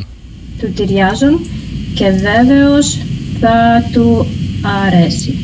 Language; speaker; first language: Greek; non-native, learner; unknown